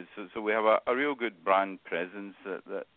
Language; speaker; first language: English; native; English